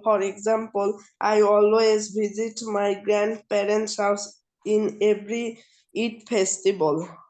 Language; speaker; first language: English; non-native, learner; Bangla